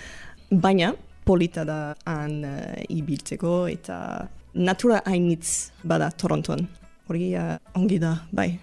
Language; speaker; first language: Basque; non-native, fluent; English